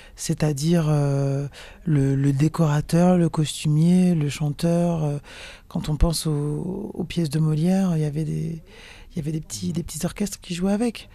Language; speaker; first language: French; native; French